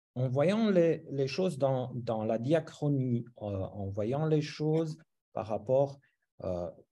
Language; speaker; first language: French; non-native, fluent; Romanian